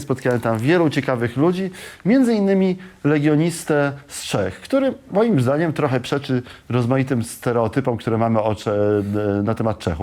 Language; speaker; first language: Polish; native; Polish